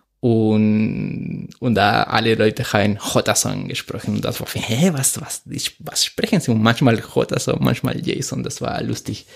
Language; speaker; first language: German; non-native, fluent; Spanish